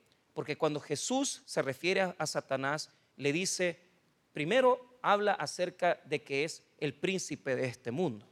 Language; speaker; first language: Spanish; native; Spanish